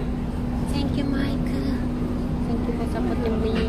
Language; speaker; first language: English; non-native, learner; Japanese